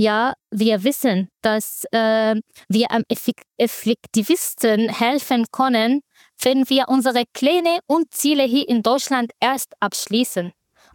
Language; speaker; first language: German; non-native, fluent; Arabic